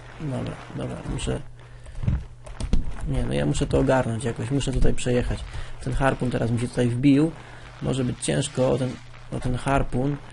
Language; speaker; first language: Polish; native; Polish